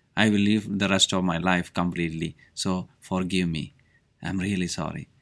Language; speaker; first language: English; non-native, local second language; Malayalam